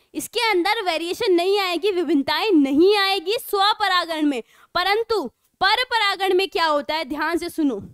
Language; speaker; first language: Hindi; native; Hindi